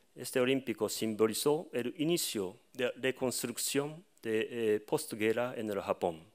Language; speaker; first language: Spanish; non-native, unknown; Japanese